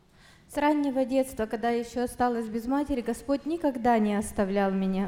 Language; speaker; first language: Russian; native; Russian